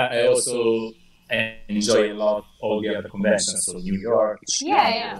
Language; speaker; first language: English; non-native, fluent; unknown